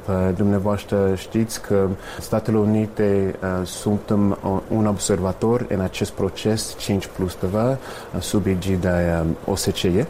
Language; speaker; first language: Romanian; non-native, fluent; English